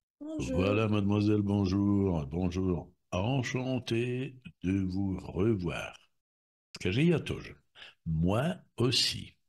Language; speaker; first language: French; non-native, fluent; Russian